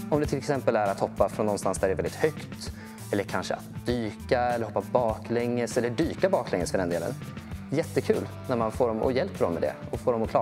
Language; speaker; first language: Swedish; native; Swedish